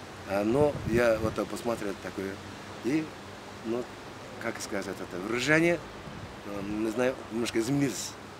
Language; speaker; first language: Russian; non-native, learner; Mongolian